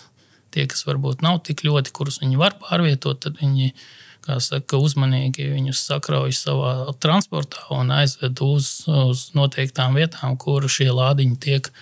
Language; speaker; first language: Latvian; native; Latvian